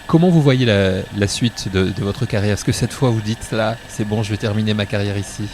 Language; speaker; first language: French; native; French